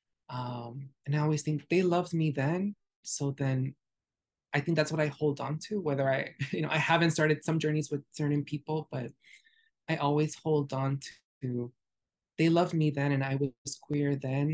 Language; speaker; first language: English; early bilingual, other home language; Spanish